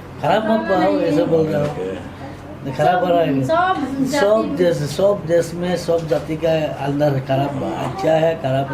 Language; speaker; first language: Hindi; non-native, local second language; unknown